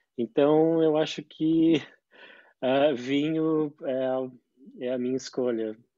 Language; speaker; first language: Portuguese; native; Portuguese